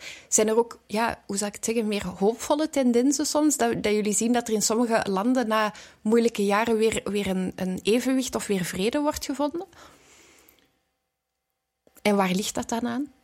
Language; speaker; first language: Dutch; native; Dutch